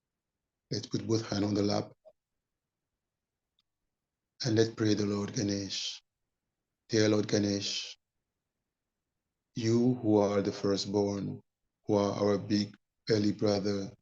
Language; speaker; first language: English; non-native, fluent; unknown